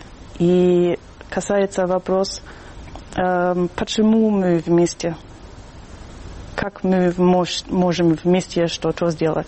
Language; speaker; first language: Russian; non-native, fluent; German